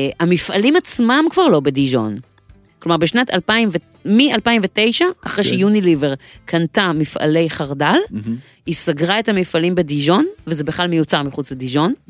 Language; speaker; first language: Hebrew; native; Hebrew